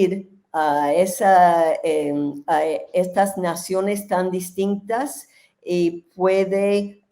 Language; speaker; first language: Spanish; non-native, fluent; English